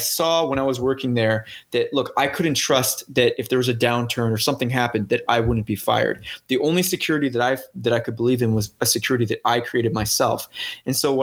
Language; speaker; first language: English; native; English